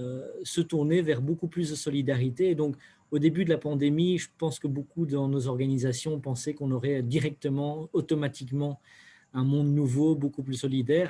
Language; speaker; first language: French; native; French